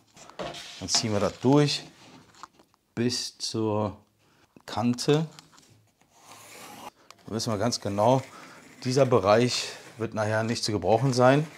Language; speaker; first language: German; native; German